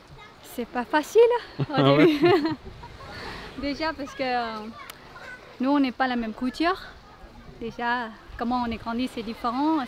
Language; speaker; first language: French; non-native, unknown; Thai